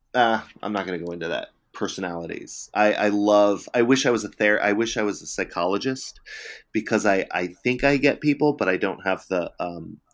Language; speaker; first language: English; early bilingual, other home language; Italian